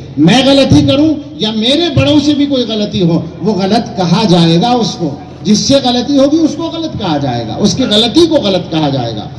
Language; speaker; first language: Urdu; native; Urdu